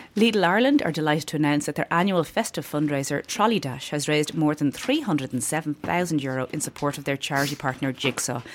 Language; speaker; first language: English; native; English